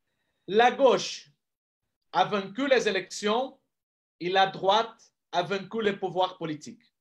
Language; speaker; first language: French; non-native, fluent; Portuguese